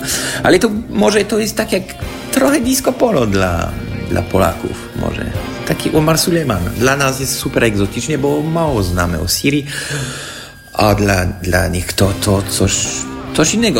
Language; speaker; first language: Polish; non-native, fluent; French